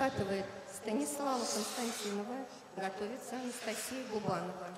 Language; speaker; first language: Russian; native; Russian